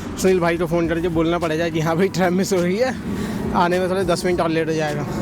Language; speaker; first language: Hindi; native; Hindi